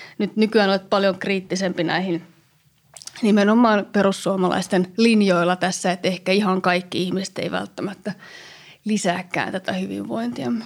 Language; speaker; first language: Finnish; native; Finnish